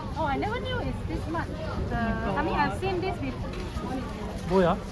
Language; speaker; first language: English; non-native, fluent; Korean